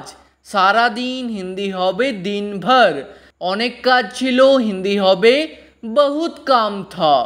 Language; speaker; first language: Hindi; non-native, local second language; Bangla